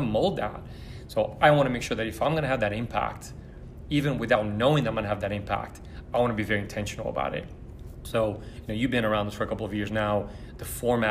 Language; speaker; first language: English; early bilingual, other home language; Portuguese